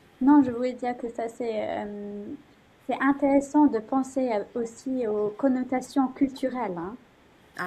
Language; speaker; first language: French; non-native, fluent; English